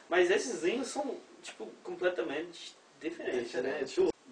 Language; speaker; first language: Portuguese; non-native, fluent; English